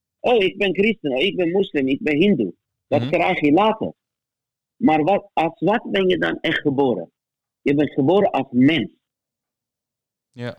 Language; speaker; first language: Dutch; non-native, fluent; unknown